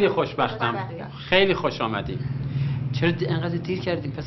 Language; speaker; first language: Persian; native; Persian